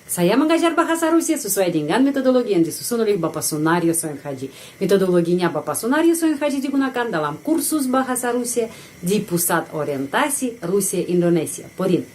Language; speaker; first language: Indonesian; non-native, fluent; Russian